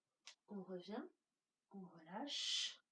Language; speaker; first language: French; native; French